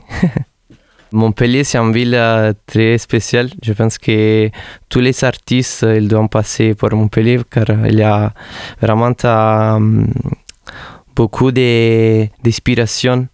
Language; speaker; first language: French; non-native, fluent; Italian